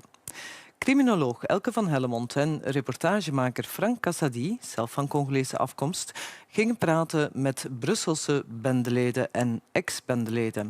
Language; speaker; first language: Dutch; native; Dutch